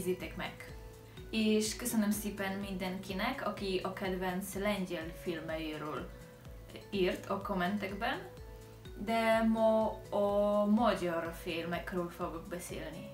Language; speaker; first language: Hungarian; non-native, learner; Polish